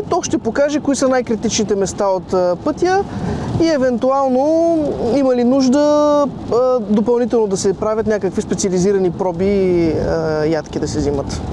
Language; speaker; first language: Bulgarian; native; Bulgarian